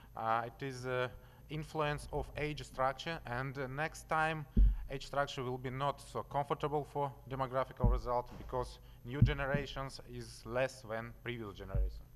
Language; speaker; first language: English; non-native, learner; Russian